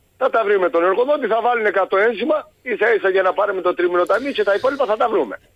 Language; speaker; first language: Greek; native; Greek